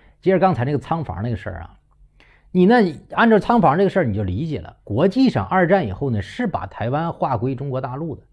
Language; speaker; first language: Chinese; native; Chinese